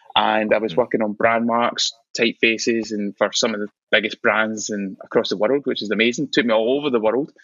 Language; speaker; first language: English; native; English